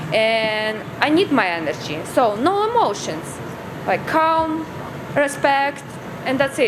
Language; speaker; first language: English; non-native, learner; Ukrainian